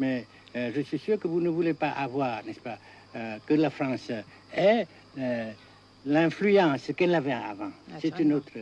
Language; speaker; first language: French; non-native, fluent; Vietnamese